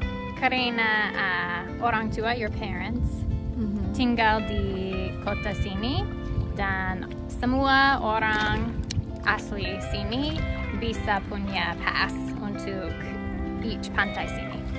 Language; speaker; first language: Indonesian; non-native, learner; English